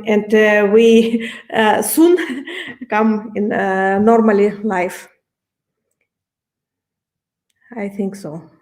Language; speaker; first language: English; non-native, learner; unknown